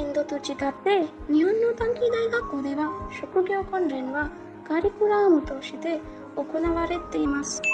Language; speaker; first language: Japanese; non-native, learner; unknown